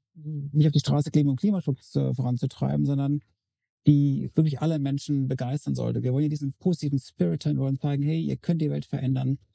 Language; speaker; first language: German; native; German